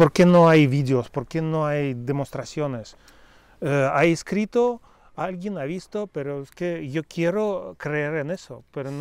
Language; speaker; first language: Spanish; non-native, fluent; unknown